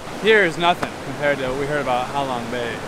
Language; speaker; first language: English; native; English